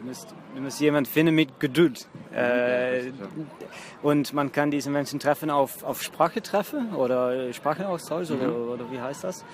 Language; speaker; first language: German; non-native, fluent; Dutch